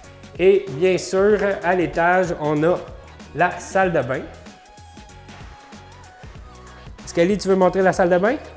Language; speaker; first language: French; native; French